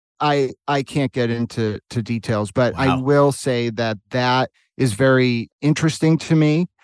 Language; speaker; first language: English; native; English